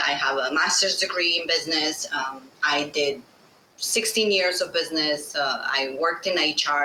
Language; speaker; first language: English; non-native, fluent; Bosnian